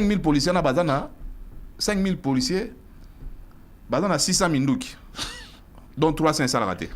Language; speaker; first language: French; non-native, local second language; Lingala